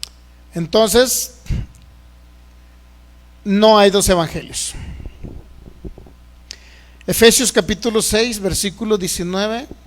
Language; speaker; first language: Spanish; native; Spanish